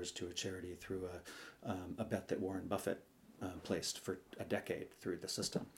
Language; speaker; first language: English; native; English